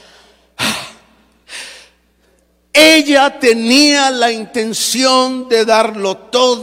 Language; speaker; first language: English; non-native, fluent; Spanish